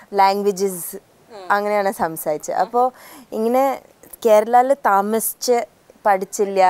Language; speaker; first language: Malayalam; early bilingual, heritage; Malayalam